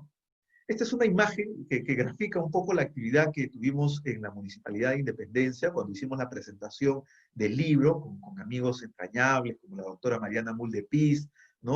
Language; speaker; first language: Spanish; native; Spanish